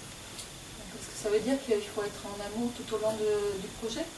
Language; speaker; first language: French; native; French